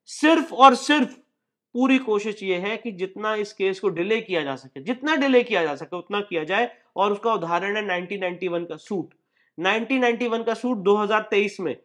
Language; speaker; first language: Hindi; native; Hindi